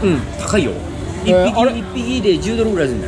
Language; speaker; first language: Japanese; native; Japanese